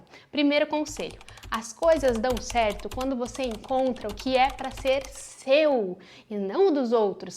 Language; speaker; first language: Portuguese; native; Portuguese